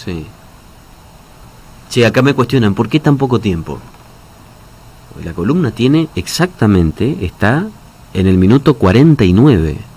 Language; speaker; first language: Spanish; native; Spanish